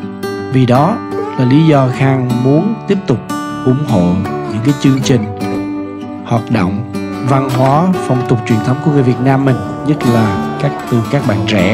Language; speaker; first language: Vietnamese; early bilingual, heritage; Vietnamese